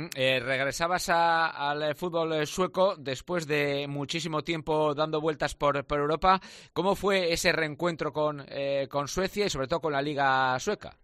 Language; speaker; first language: Spanish; native; Spanish